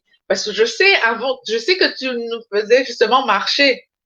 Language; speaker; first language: French; native; French